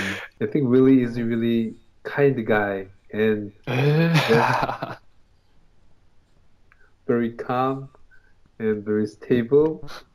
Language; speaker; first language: English; non-native, learner; Korean